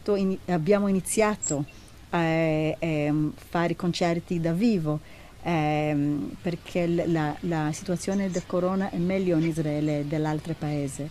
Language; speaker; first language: Italian; non-native, learner; Hebrew